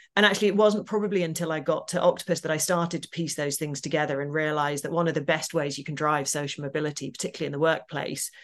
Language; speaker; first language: English; native; English